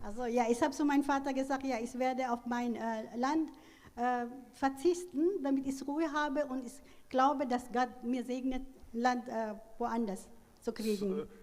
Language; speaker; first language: German; non-native, learner; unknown